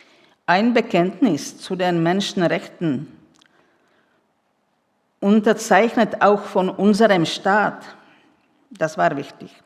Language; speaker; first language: German; non-native, fluent; Czech